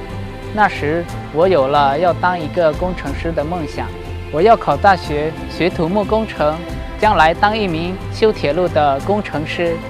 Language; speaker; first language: Chinese; non-native, learner; Lao